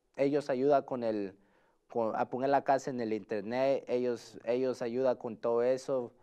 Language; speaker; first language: Spanish; early bilingual, heritage; Spanish